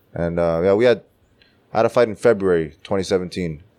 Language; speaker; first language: English; early bilingual, other home language; Czech